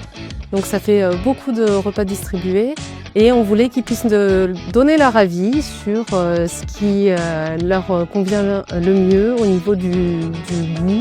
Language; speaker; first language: French; native; French